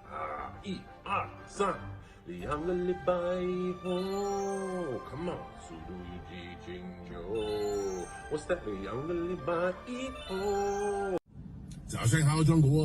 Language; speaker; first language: Chinese; non-native, learner; English